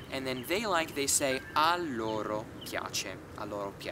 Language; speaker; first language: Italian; non-native, fluent; English